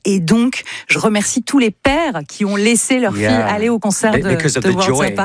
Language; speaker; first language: French; native; French